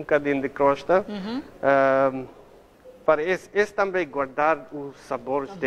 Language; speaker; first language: Portuguese; non-native, learner; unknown